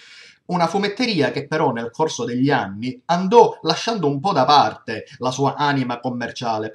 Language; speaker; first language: Italian; native; Italian